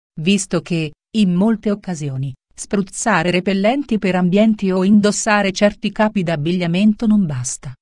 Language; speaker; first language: Italian; native; Italian